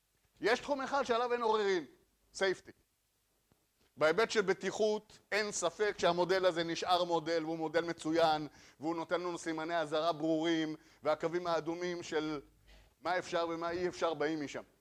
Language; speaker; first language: Hebrew; native; Hebrew